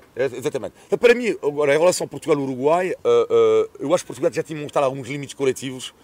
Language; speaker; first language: Portuguese; non-native, fluent; French